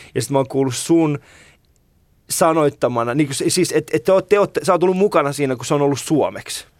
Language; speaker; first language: Finnish; early bilingual, other home language; Persian